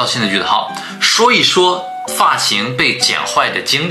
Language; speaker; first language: Chinese; native; Chinese